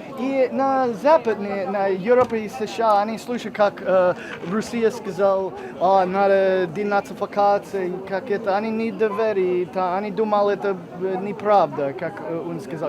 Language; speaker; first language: Russian; non-native, learner; English